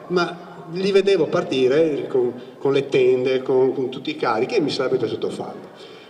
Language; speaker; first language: Italian; native; Italian